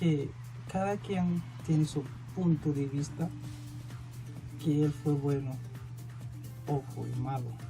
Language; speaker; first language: Spanish; non-native, fluent; Arabic